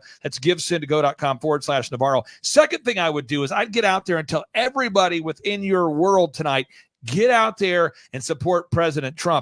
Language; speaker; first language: English; native; English